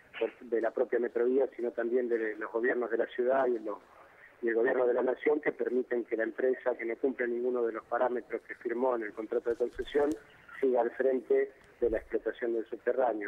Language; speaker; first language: Spanish; native; Spanish